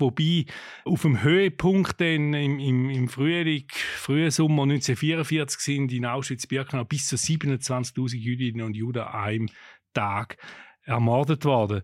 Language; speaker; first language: German; native; German